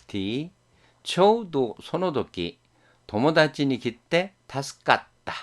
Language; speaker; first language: Japanese; non-native, fluent; Korean